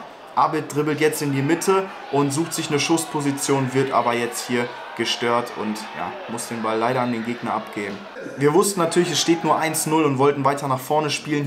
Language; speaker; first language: German; native; German